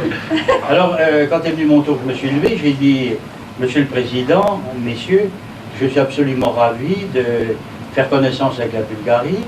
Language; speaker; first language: French; native; French